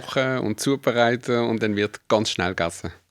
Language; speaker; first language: German; native; German